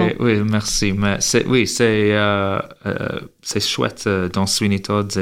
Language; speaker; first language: French; non-native, learner; English